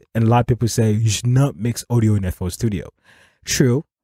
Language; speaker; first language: English; non-native, local second language; Akan